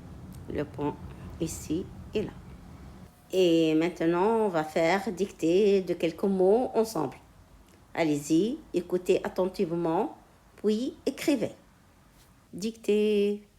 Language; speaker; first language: French; non-native, local second language; Arabic